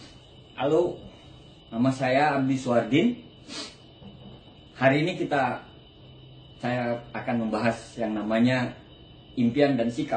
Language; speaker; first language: Indonesian; native; Indonesian